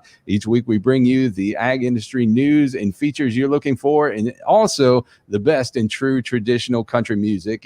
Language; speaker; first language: English; native; English